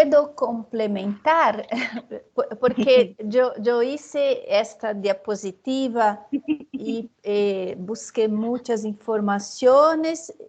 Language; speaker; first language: Spanish; non-native, fluent; Portuguese